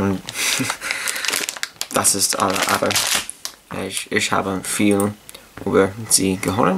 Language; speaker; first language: German; non-native, learner; English